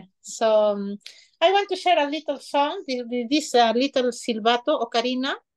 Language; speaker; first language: English; non-native, fluent; Spanish